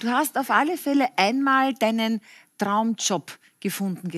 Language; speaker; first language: German; native; German